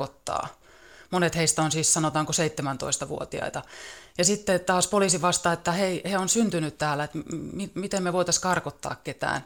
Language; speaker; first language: Finnish; native; Finnish